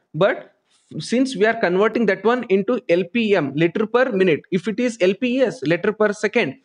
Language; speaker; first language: English; non-native, local second language; Kannada